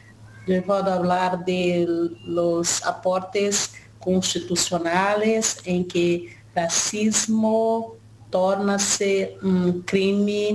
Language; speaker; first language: Spanish; non-native, fluent; Portuguese